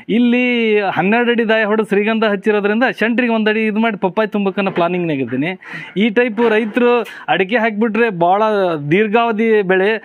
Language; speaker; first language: Kannada; native; Kannada